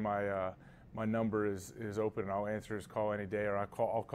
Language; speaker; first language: English; native; English